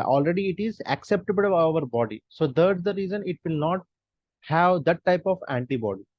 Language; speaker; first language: English; non-native, local second language; Hindi